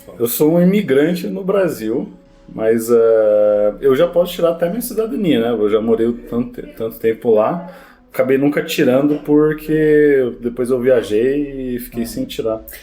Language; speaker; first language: Portuguese; early bilingual, other home language; Spanish